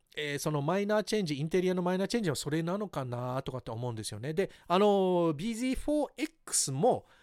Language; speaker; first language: Japanese; early bilingual, heritage; Japanese